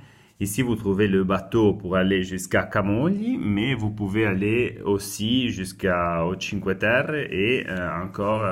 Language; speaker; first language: French; non-native, fluent; Italian